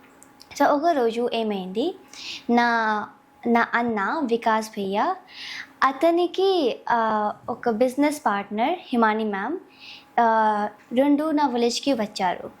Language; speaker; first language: Telugu; non-native, local second language; Hindi